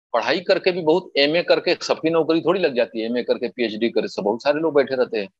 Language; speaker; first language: Hindi; native; Hindi